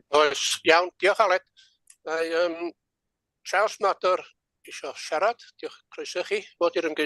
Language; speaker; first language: Welsh; native; Welsh